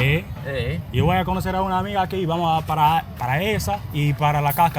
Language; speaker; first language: Spanish; non-native, learner; English